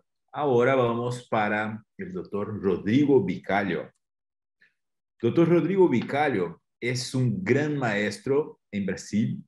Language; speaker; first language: Spanish; non-native, fluent; Portuguese